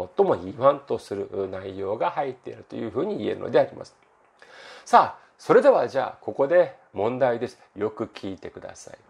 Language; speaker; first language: Japanese; non-native, fluent; Korean